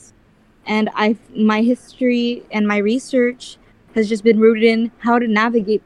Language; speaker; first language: English; early bilingual, other home language; Filipino